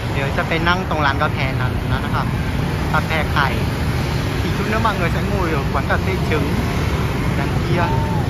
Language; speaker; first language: Thai; non-native, fluent; Vietnamese